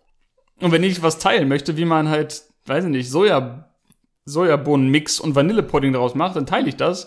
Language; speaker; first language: German; native; German